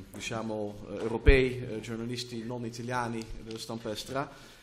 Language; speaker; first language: Italian; non-native, fluent; Dutch